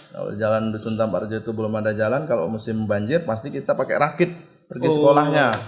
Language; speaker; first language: Indonesian; native; Indonesian